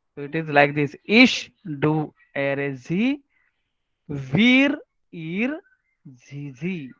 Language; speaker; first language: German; non-native, learner; Marathi